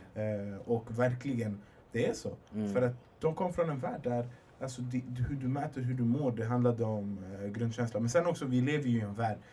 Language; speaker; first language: Swedish; native; Swedish